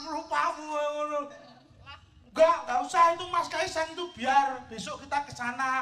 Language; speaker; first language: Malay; non-native, local second language; Javanese